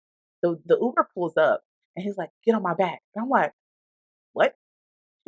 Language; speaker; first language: English; native; English